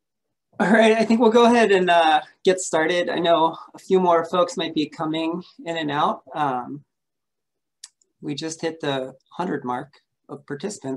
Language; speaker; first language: English; native; English